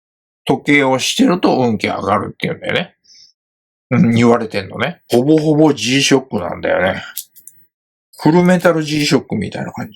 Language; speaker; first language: Japanese; native; Japanese